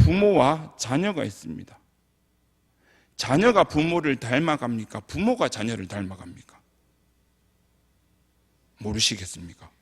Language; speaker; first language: Korean; native; Korean